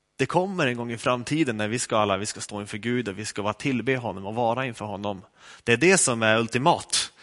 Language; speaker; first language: Swedish; native; Swedish